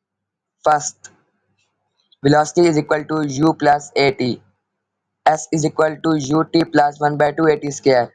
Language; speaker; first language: English; non-native, local second language; Urdu